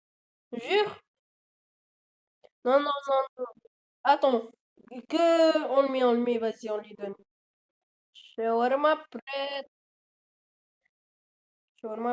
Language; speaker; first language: French; native; French